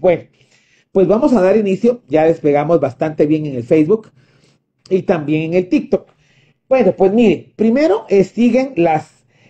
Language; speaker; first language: Spanish; native; Spanish